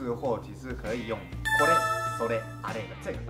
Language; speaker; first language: Chinese; non-native, fluent; Japanese